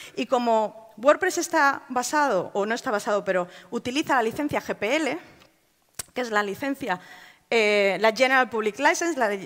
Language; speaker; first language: Spanish; native; Spanish